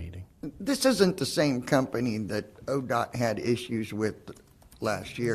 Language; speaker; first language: English; native; English